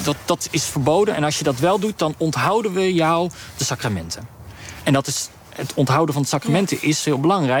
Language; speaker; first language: Dutch; native; Dutch